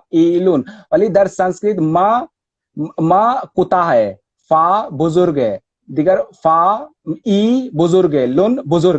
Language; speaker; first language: Persian; non-native, learner; Hindi